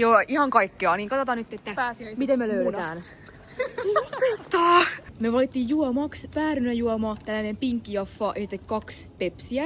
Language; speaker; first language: Finnish; native; Finnish